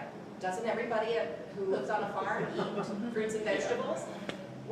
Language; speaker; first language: English; native; English